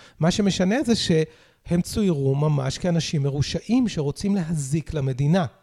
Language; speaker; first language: Hebrew; native; Hebrew